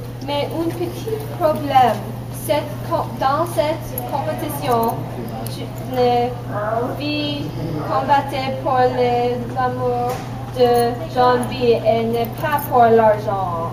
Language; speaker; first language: French; non-native, learner; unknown